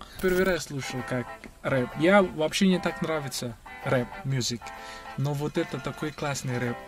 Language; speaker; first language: Russian; non-native, learner; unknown